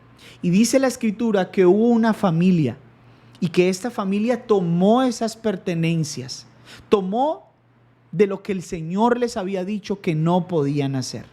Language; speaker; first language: Spanish; native; Spanish